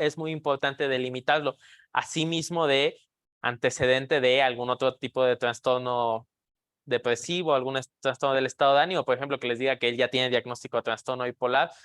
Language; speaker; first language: Spanish; native; Spanish